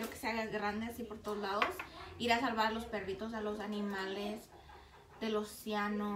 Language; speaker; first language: Spanish; early bilingual, heritage; Spanish